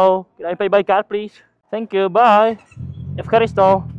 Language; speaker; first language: English; non-native, learner; Czech